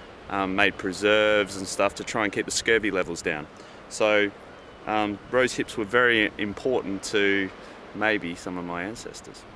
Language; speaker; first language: English; native; English